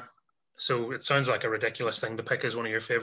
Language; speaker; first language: English; native; English